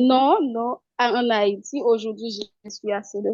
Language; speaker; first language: French; non-native, local second language; Haitian Creole